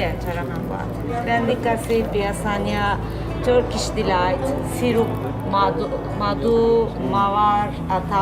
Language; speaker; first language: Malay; non-native, learner; Turkish